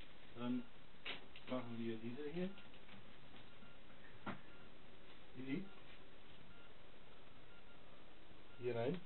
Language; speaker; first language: German; non-native, fluent; Italian